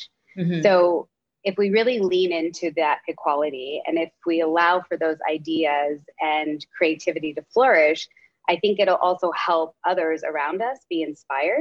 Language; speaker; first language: English; native; English